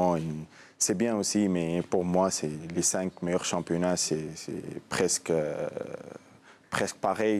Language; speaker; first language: French; non-native, local second language; Arabic